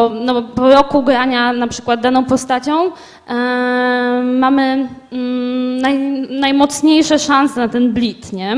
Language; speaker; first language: Polish; native; Polish